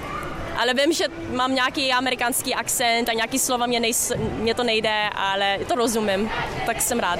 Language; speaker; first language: Czech; early bilingual, heritage; Czech